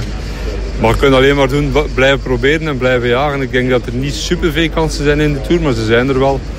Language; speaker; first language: Dutch; native; Dutch